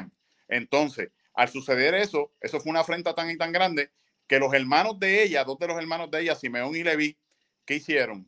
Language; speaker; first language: Spanish; native; Spanish